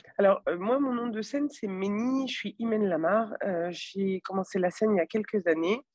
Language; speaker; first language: French; native; French